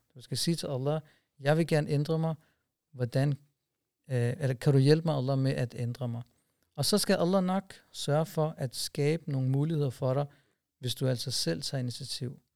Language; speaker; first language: Danish; early bilingual, other home language; Urdu